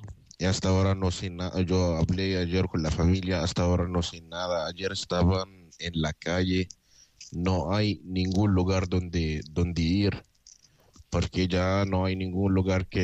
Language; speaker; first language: Spanish; non-native, fluent; Arabic